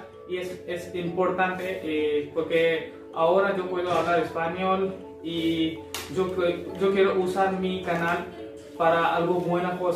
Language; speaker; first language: Spanish; non-native, learner; Hindi